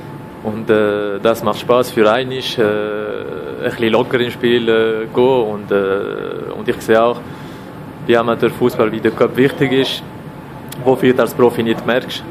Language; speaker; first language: German; non-native, local second language; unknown